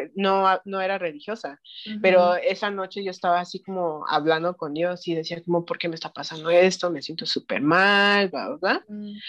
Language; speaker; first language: Spanish; early bilingual, heritage; Spanish